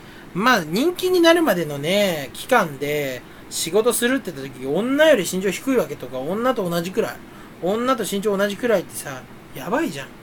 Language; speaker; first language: Japanese; native; Japanese